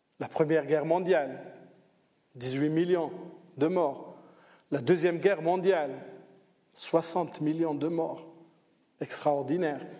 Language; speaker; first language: French; non-native, local second language; Arabic